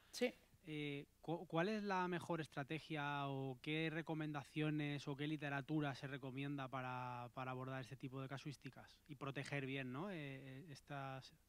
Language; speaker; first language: Spanish; native; Spanish